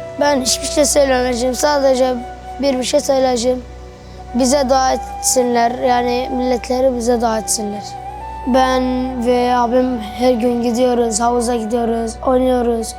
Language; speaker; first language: Turkish; early bilingual, other home language; Arabic